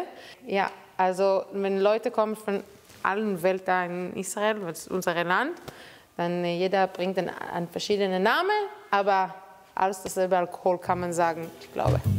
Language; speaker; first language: German; non-native, fluent; Hebrew